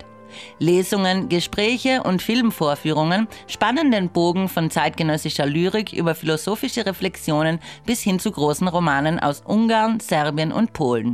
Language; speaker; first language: German; native; German